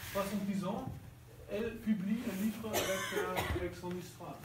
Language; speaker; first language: French; non-native, learner; German